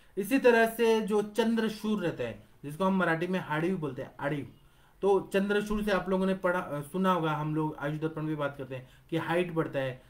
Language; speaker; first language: Hindi; non-native, local second language; Marathi